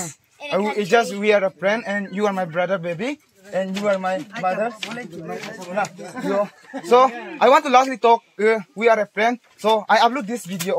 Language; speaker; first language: English; non-native, learner; Adi